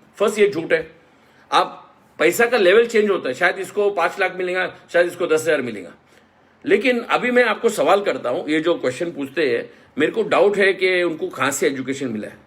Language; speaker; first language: Hindi; non-native, local second language; Marathi